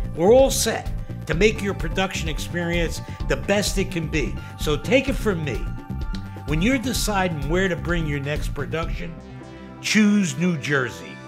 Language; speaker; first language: English; native; English